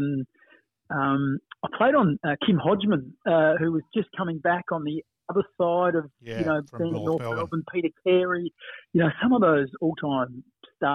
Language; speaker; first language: English; native; English